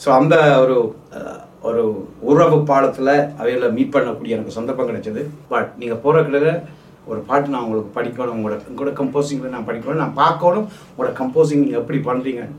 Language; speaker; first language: Tamil; early bilingual, heritage; Tamil